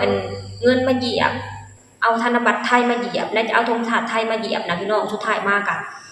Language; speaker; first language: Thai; non-native, local second language; Northeastern Thai